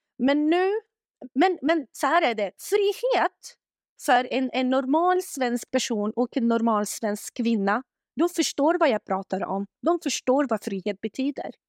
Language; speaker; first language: Swedish; non-native, fluent; Arabic